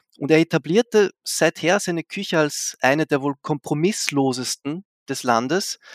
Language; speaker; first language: German; native; German